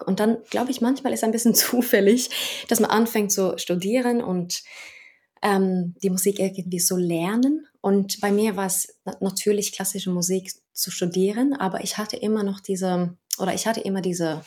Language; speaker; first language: German; non-native, fluent; Norwegian